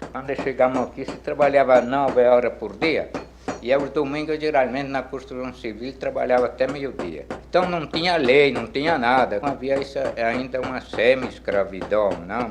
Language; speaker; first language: Portuguese; non-native, fluent; Italian